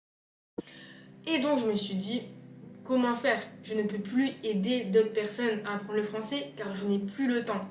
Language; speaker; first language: French; native; French